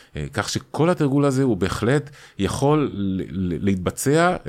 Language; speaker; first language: Hebrew; non-native, fluent; Spanish